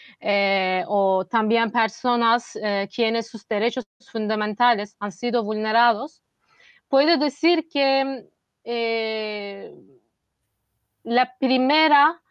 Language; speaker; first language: Spanish; non-native, fluent; Turkish